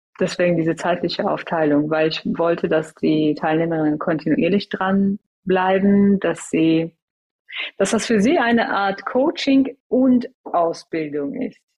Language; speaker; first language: German; early bilingual, other home language; Persian